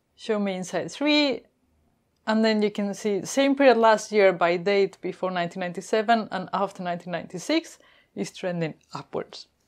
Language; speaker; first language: English; non-native, fluent; Spanish